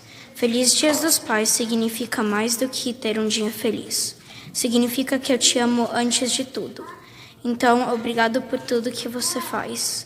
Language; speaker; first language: Portuguese; early bilingual, heritage; Portuguese